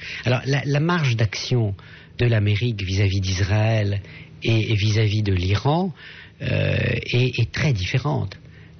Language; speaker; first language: French; native; French